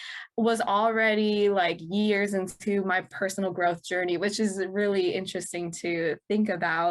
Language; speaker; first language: English; native; English